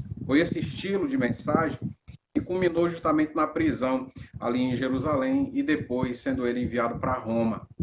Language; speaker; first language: Portuguese; native; Portuguese